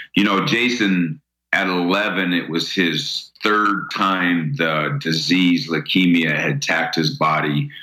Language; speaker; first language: English; native; English